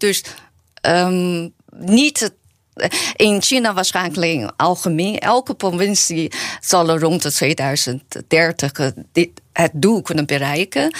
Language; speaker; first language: Dutch; non-native, learner; Chinese